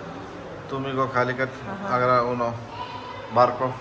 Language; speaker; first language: Spanish; non-native, learner; Malayalam